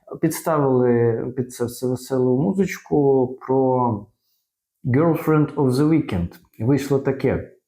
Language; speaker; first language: Ukrainian; native; Ukrainian